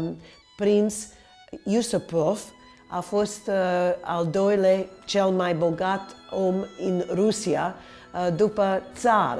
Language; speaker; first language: Romanian; early bilingual, heritage; Romanian